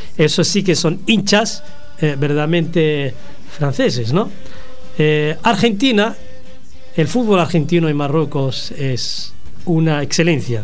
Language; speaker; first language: Spanish; non-native, fluent; Arabic